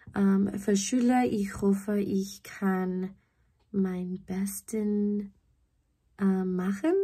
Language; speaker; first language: German; non-native, learner; English